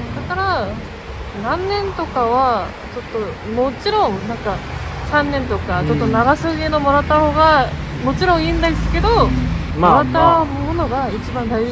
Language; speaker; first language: Japanese; non-native, learner; Korean